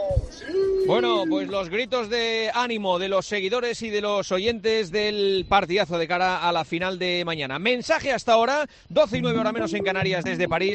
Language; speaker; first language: Spanish; native; Spanish